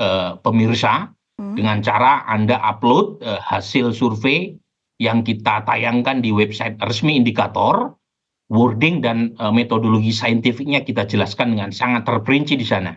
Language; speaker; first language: Indonesian; native; Indonesian